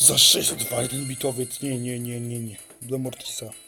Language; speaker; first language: Polish; native; Polish